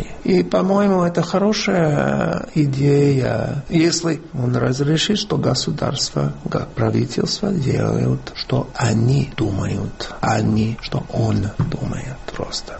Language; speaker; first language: Russian; non-native, fluent; English